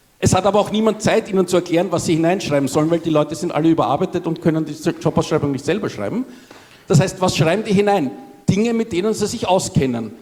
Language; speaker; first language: German; native; German